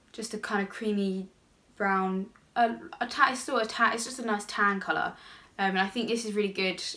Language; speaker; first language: English; native; English